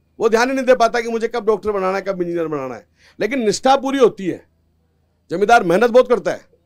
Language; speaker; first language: Hindi; native; Hindi